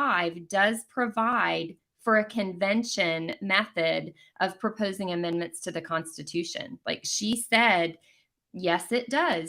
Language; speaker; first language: English; native; English